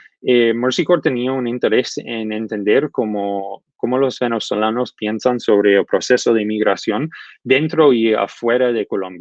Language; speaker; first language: Spanish; non-native, fluent; English